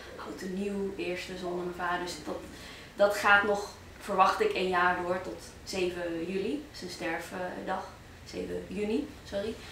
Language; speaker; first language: Dutch; early bilingual, other home language; Arabic